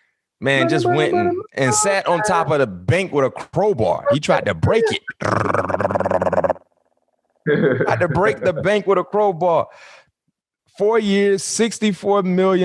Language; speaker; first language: English; native; English